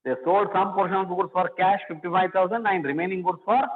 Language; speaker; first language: English; non-native, local second language; Kannada